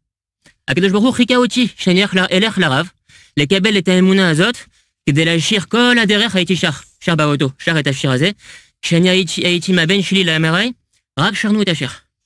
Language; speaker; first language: Hebrew; non-native, fluent; French